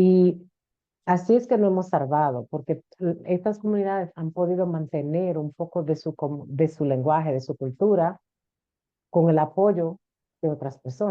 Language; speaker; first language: Spanish; early bilingual, heritage; Spanish